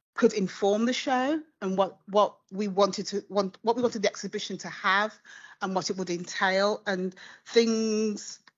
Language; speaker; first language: English; native; English